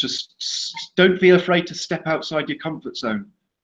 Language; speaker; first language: English; native; English